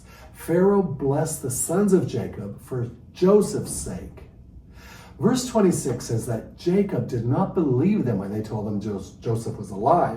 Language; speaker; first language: English; native; English